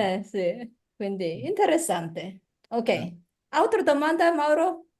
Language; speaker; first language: Italian; non-native, learner; Chinese